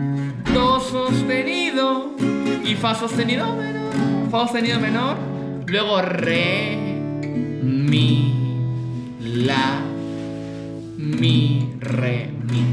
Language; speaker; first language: Spanish; native; Spanish